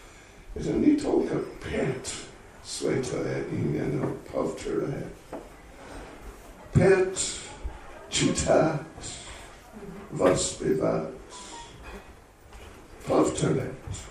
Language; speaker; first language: Russian; non-native, learner; English